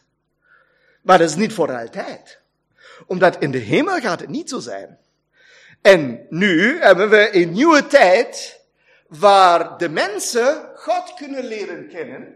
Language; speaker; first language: Dutch; non-native, fluent; German